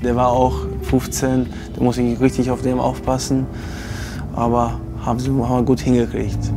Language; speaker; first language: German; non-native, fluent; Albanian